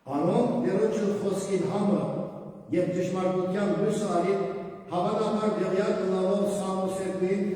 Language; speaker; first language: Armenian; native; Armenian